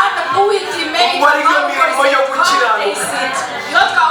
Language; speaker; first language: Finnish; non-native, learner; Kinyarwanda